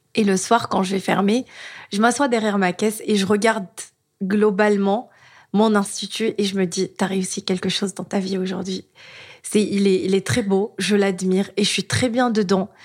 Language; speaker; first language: French; non-native, local second language; Arabic